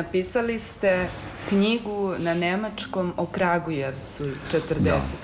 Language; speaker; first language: Serbian; native; Serbian